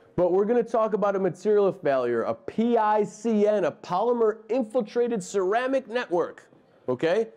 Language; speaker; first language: English; native; English